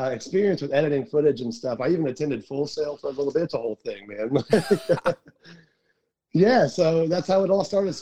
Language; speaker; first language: English; native; English